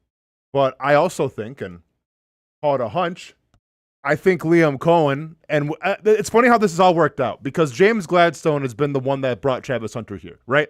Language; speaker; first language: English; native; English